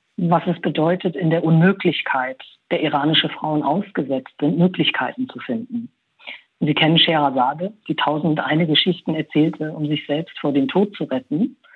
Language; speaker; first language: German; early bilingual, other home language; Persian